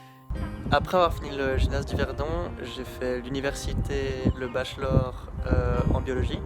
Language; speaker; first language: French; native; French